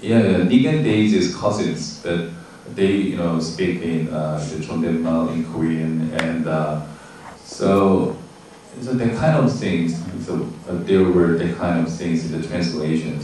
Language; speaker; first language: English; non-native, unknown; Korean